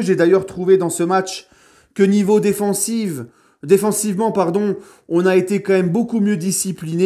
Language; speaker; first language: French; native; French